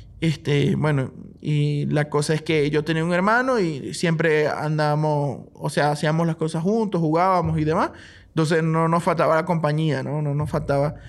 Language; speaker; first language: Spanish; native; Spanish